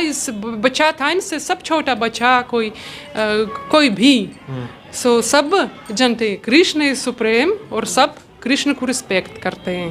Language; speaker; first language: Hindi; non-native, learner; Russian